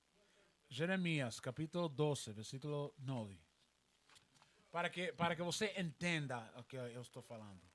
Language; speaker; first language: Portuguese; non-native, learner; Spanish